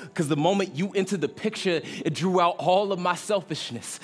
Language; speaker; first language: English; native; English